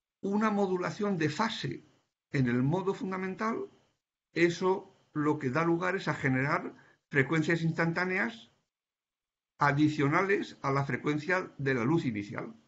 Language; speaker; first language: Spanish; native; Spanish